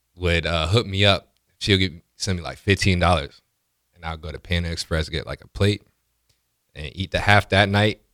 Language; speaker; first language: English; native; English